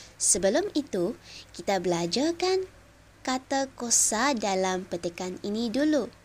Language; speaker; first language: Indonesian; non-native, local second language; Chinese